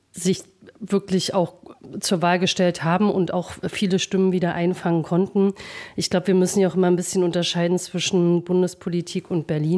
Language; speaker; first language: German; native; German